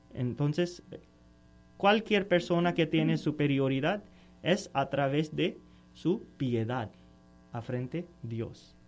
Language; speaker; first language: Spanish; non-native, learner; Urdu